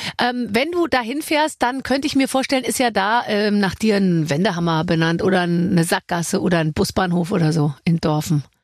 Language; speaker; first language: German; native; German